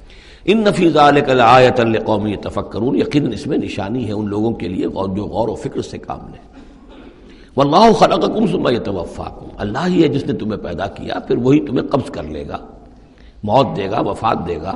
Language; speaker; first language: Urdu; native; Urdu